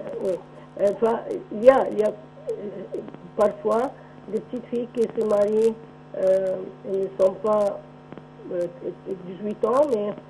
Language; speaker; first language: French; non-native, local second language; Arabic